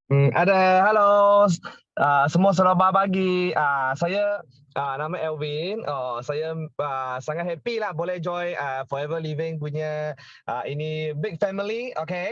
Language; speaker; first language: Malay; non-native, local second language; Chinese